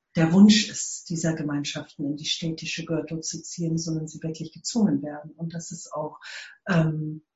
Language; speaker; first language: German; non-native, fluent; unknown